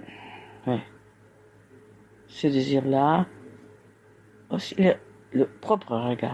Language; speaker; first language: French; non-native, fluent; Spanish